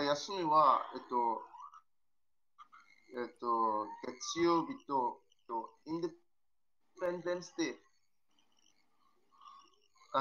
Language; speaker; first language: Japanese; non-native, learner; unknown